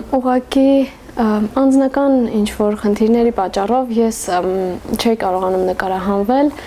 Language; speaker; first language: Armenian; native; Armenian